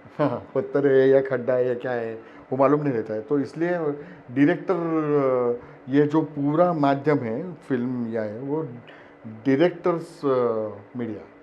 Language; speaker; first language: Hindi; non-native, local second language; Marathi